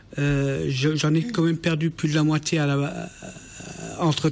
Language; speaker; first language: French; native; French